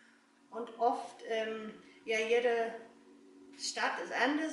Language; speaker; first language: German; non-native, learner; English